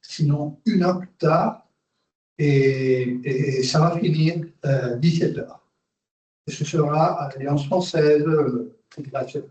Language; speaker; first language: French; non-native, fluent; Spanish